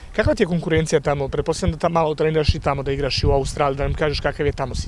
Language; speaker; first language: Serbian; native; Serbian